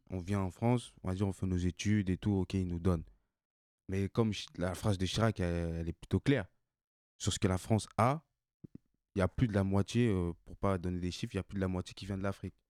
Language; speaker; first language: French; non-native, local second language; Bambara